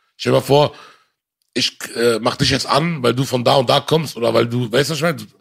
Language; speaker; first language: German; early bilingual, other home language; Arabic